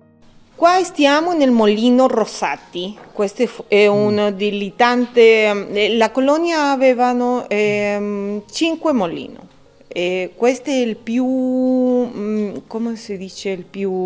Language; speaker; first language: Italian; early bilingual, heritage; Spanish